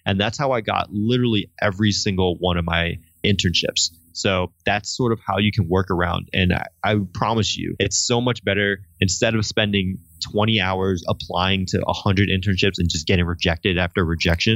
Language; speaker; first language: English; native; English